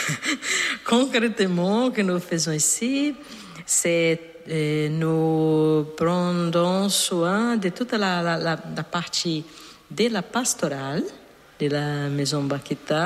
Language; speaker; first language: French; non-native, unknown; Portuguese